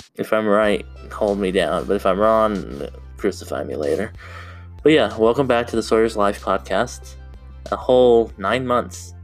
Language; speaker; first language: English; native; English